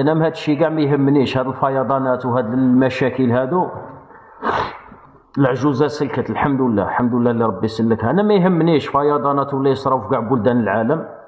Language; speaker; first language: Arabic; native; Arabic